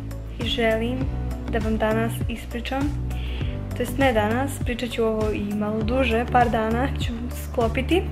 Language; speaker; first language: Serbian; non-native, local second language; Slovak